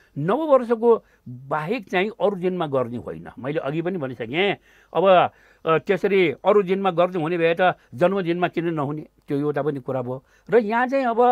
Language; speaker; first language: Nepali; non-native, local second language; Newari